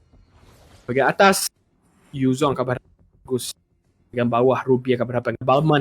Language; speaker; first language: Malay; native; Malay